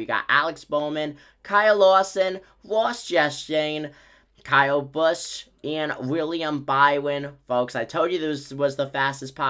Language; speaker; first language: English; native; English